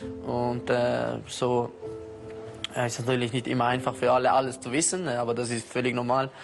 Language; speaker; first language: German; early bilingual, other home language; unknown